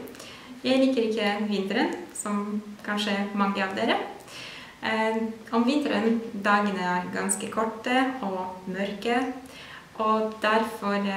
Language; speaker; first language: Norwegian; non-native, fluent; Polish